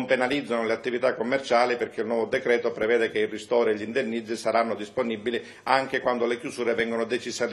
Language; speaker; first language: Italian; native; Italian